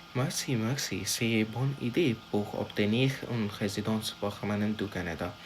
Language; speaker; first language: French; non-native, learner; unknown